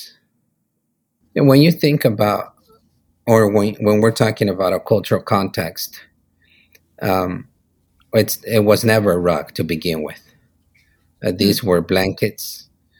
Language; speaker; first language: English; non-native, fluent; Spanish